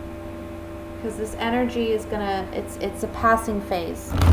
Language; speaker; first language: English; native; English